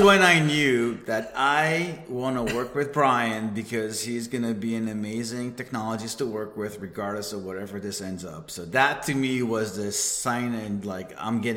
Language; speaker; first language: English; non-native, fluent; Hebrew